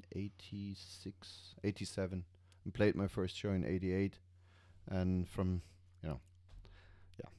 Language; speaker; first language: English; non-native, fluent; German